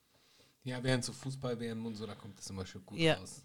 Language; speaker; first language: German; native; German